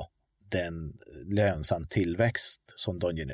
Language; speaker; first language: Swedish; non-native, fluent; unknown